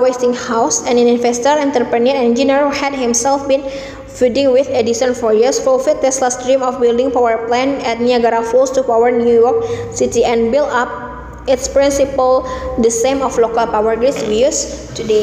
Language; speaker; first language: English; non-native, fluent; Indonesian